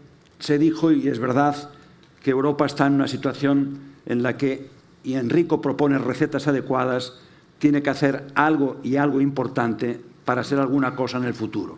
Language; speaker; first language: Spanish; native; Spanish